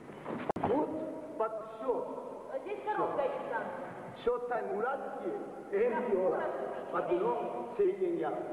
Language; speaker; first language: English; non-native, learner; Japanese